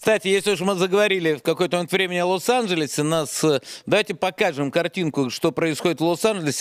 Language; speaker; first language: Russian; native; Russian